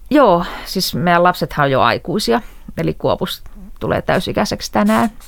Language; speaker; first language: Finnish; native; Finnish